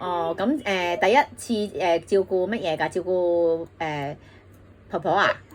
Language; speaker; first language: Cantonese; native; Cantonese